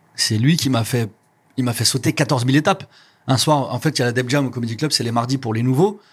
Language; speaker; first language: French; native; French